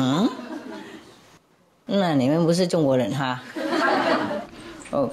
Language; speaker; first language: Chinese; non-native, fluent; Vietnamese